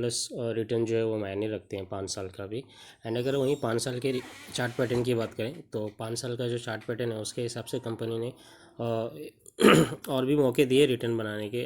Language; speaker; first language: Hindi; native; Hindi